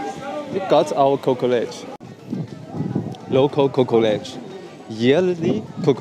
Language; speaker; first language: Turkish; non-native, learner; Chinese